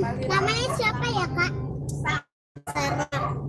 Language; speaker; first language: Malay; native; Malay